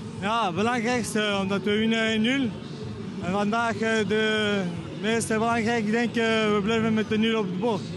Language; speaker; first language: Dutch; non-native, learner; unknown